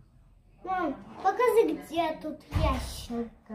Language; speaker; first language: Russian; early bilingual, heritage; Russian